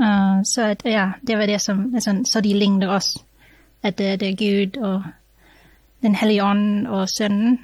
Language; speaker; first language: Norwegian; non-native, fluent; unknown